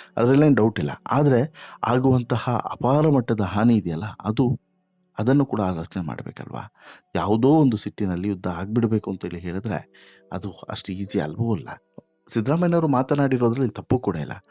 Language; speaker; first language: Kannada; native; Kannada